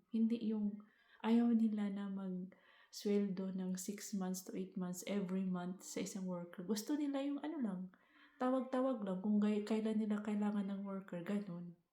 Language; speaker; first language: Filipino; non-native, local second language; Cebuano